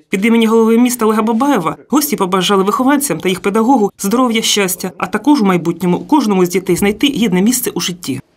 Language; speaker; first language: Ukrainian; native; Ukrainian